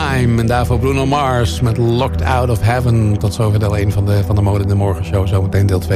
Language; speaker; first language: Dutch; native; Dutch